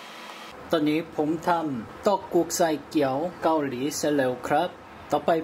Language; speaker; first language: Thai; non-native, learner; Korean